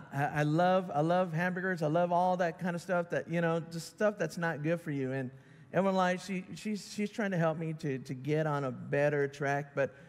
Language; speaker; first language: English; native; English